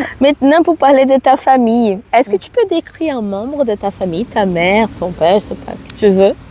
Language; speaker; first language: French; non-native, fluent; Portuguese